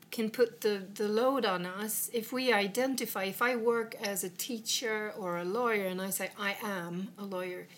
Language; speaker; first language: English; non-native, fluent; Swedish